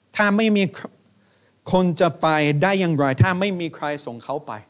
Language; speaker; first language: Thai; non-native, fluent; English